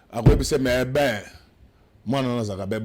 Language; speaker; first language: French; non-native, local second language; Lingala